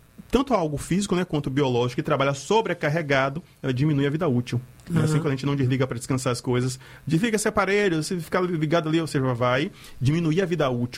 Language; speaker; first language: Portuguese; native; Portuguese